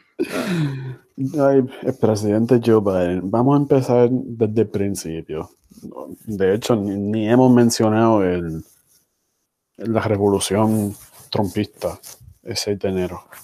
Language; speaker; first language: Spanish; early bilingual, heritage; Spanish